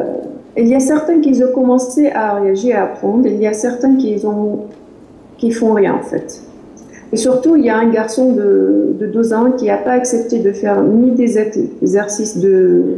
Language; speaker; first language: French; non-native, fluent; Arabic